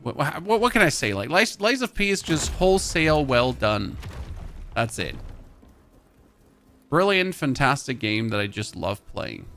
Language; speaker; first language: English; non-native, fluent; German